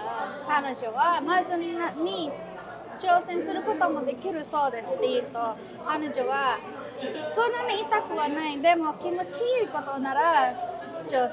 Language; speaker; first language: Japanese; non-native, fluent; Filipino